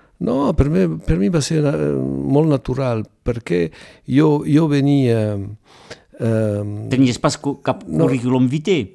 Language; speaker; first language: Catalan; non-native, local second language; French